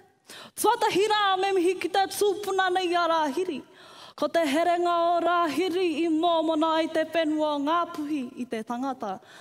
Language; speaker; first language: Māori; non-native, local second language; English